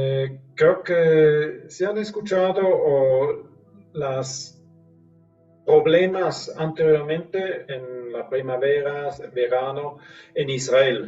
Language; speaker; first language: Spanish; non-native, fluent; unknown